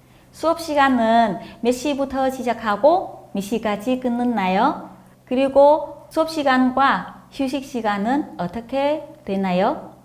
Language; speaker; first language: Korean; non-native, fluent; Vietnamese